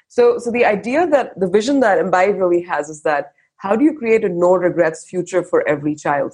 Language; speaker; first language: English; non-native, local second language; Hindi